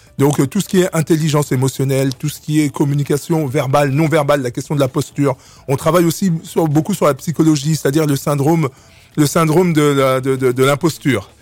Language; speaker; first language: French; early bilingual, other home language; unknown